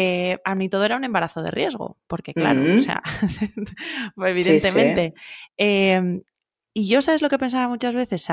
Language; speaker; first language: Spanish; native; Spanish